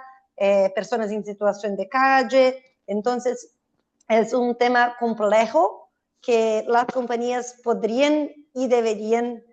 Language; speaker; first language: Spanish; non-native, fluent; Portuguese